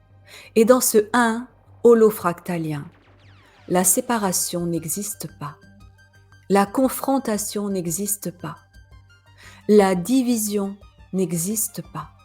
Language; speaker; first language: French; native; French